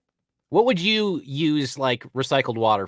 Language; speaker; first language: English; native; English